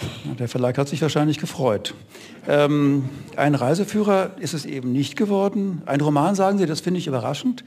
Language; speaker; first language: German; native; German